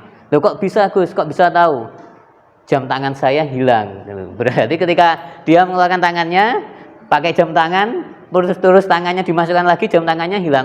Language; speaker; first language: Indonesian; native; Indonesian